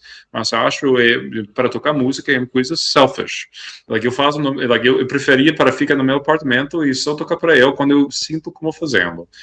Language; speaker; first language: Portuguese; non-native, fluent; English